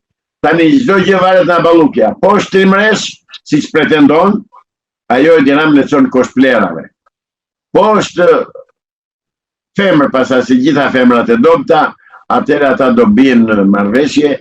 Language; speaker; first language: Albanian; native; Albanian